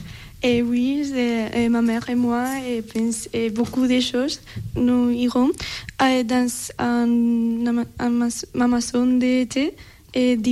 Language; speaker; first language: French; non-native, learner; Spanish